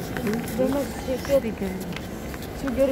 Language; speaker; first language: German; non-native, learner; Filipino